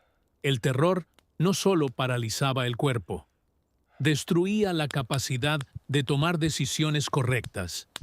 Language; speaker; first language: Spanish; native; Spanish